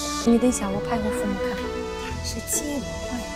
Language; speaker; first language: Chinese; non-native, learner; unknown